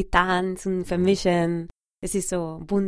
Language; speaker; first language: German; non-native, fluent; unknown